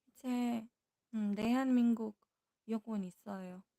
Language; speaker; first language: Korean; non-native, fluent; Filipino